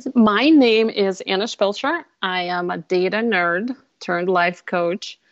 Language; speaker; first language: English; non-native, fluent; Russian